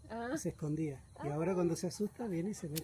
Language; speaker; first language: Spanish; native; Spanish